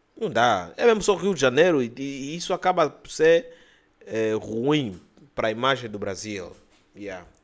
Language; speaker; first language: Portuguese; native; Portuguese